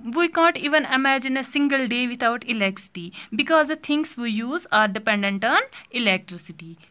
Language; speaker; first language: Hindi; non-native, local second language; Kashmiri